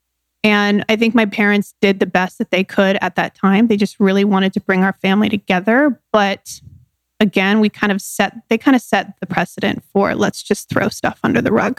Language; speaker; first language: English; native; English